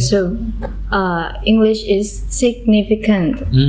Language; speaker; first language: English; non-native, learner; Indonesian